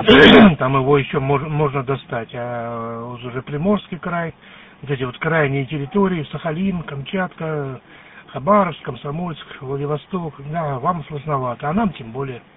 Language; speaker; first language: Russian; native; Russian